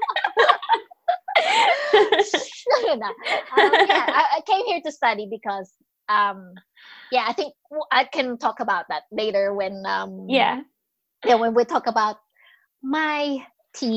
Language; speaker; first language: English; non-native, local second language; Filipino